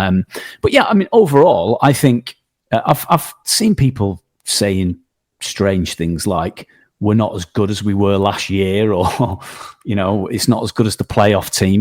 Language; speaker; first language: English; native; English